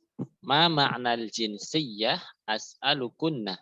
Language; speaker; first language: Arabic; non-native, fluent; Indonesian